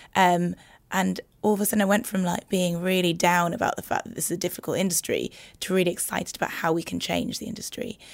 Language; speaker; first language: English; native; English